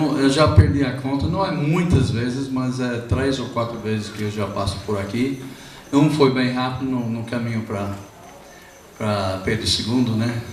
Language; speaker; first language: Portuguese; non-native, fluent; English